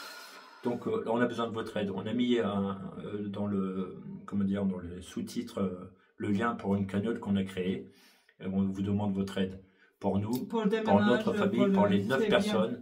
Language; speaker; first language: French; native; French